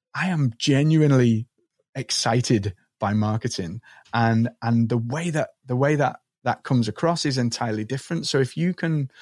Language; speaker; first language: English; native; English